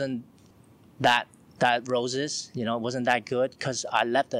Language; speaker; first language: English; non-native, local second language; Cantonese